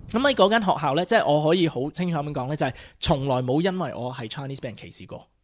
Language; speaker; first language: Cantonese; early bilingual, heritage; Cantonese